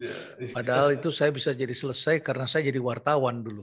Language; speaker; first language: Indonesian; native; Indonesian